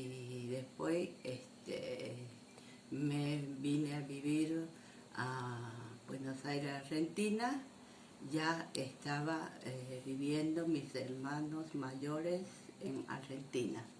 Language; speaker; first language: Spanish; early bilingual, other home language; Japanese